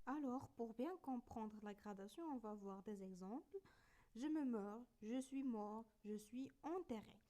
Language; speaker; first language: French; non-native, local second language; Arabic